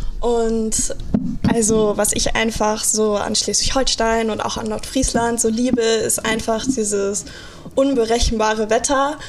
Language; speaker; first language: German; native; German